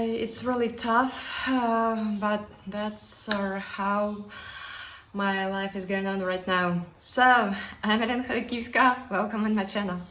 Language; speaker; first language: English; non-native, fluent; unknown